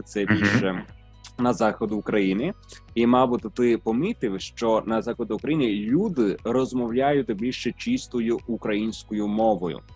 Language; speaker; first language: Ukrainian; non-native, fluent; Italian